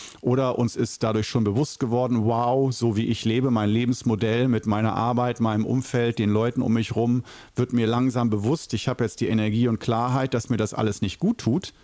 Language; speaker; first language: German; native; German